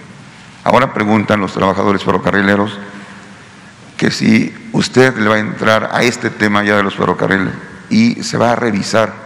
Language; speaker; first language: Spanish; native; Spanish